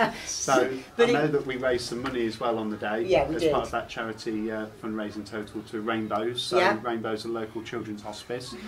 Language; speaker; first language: English; native; English